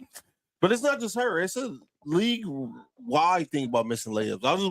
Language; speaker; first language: English; native; English